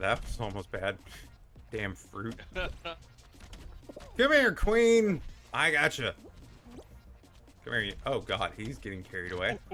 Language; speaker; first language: English; native; English